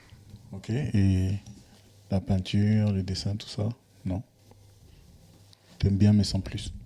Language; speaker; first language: French; native; French